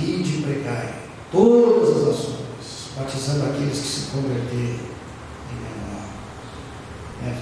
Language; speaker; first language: Portuguese; native; Portuguese